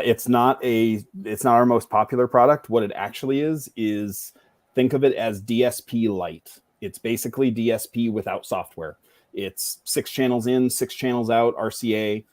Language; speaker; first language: English; native; English